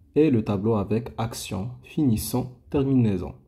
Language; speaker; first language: French; non-native, local second language; Arabic